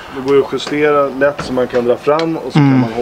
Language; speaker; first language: Swedish; native; Swedish